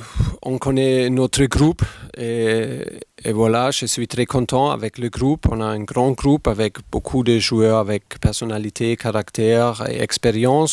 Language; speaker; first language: French; non-native, fluent; German